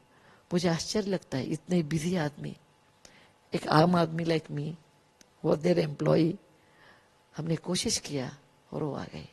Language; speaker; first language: Hindi; non-native, local second language; Kannada